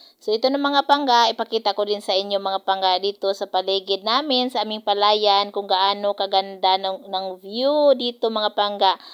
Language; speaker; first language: Filipino; non-native, local second language; Cebuano